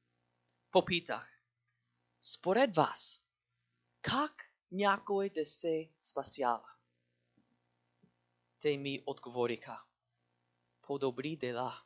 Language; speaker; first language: Bulgarian; non-native, learner; English